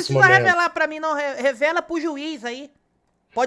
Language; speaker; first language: Portuguese; native; Portuguese